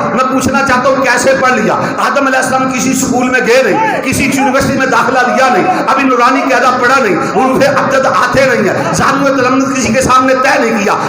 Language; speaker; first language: Urdu; non-native, local second language; Punjabi